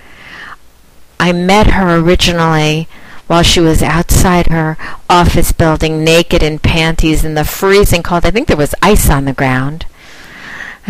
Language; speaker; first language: English; native; English